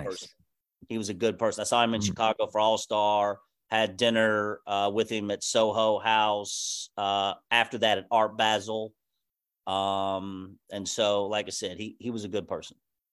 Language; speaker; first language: English; native; English